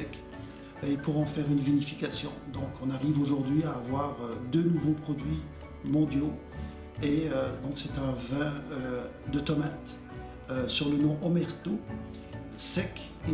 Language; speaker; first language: French; native; French